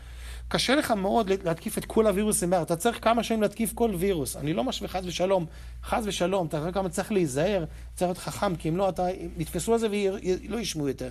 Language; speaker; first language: Hebrew; native; Hebrew